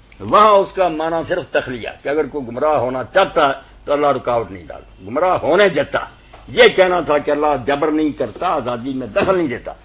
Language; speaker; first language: Urdu; non-native, local second language; Punjabi